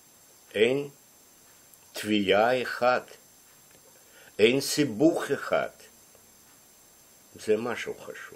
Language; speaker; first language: Hebrew; non-native, fluent; Russian